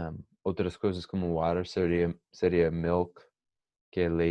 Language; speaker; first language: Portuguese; non-native, fluent; English